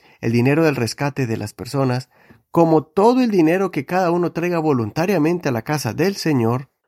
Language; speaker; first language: Spanish; native; Spanish